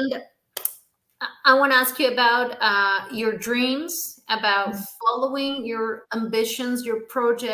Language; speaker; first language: English; non-native, fluent; Spanish